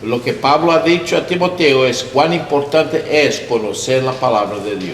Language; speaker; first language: Spanish; non-native, learner; English